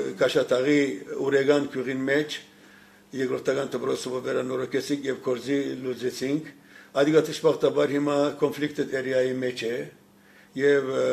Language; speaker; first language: Armenian; early bilingual, heritage; Armenian